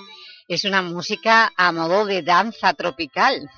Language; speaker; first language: Spanish; native; Spanish